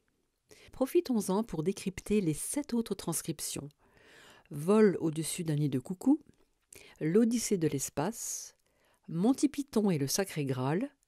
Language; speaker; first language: French; native; French